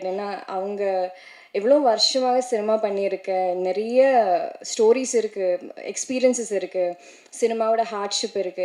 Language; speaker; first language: Tamil; non-native, learner; Malayalam